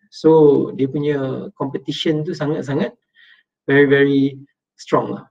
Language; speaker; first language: English; non-native, local second language; Malay